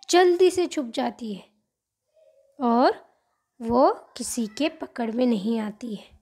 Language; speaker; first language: Hindi; non-native, local second language; Marathi